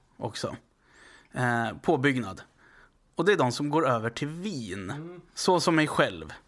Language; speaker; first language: Swedish; native; Swedish